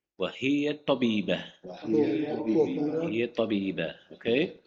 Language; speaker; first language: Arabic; non-native, learner; English